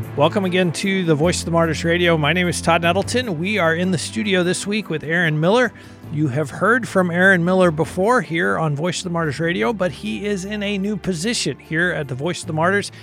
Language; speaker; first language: English; native; English